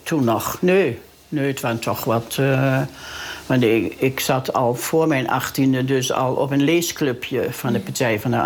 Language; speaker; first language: Dutch; native; Dutch